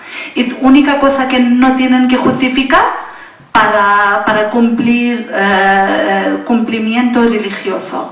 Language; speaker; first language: Spanish; non-native, learner; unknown